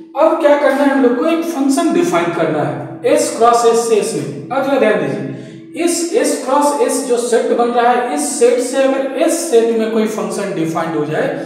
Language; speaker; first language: Hindi; native; Hindi